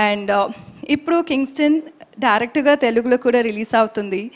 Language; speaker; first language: Telugu; non-native, local second language; Tamil